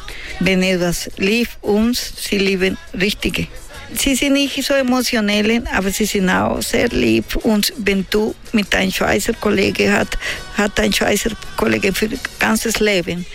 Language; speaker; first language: German; non-native, fluent; Spanish